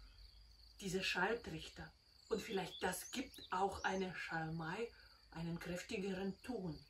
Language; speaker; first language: German; non-native, fluent; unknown